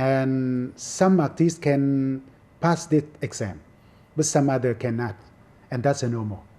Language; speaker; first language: English; non-native, fluent; Vietnamese